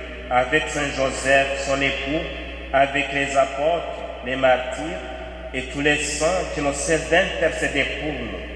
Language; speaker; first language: French; native; French